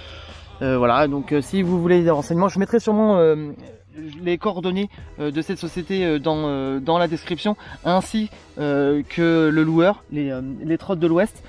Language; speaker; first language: French; native; French